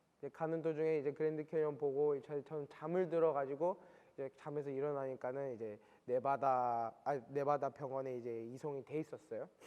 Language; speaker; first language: Korean; early bilingual, heritage; Korean